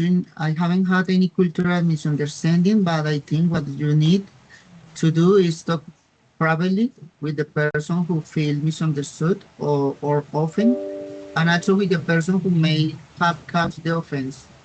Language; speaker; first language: English; non-native, learner; Spanish